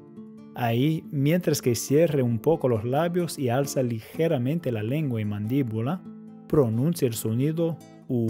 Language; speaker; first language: Spanish; non-native, fluent; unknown